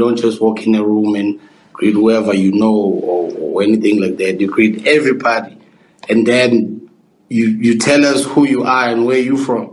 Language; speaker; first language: English; non-native, local second language; Zulu